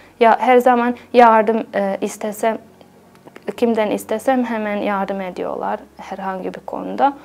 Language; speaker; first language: Turkish; non-native, fluent; Bosnian